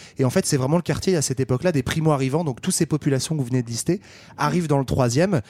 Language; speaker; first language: French; native; French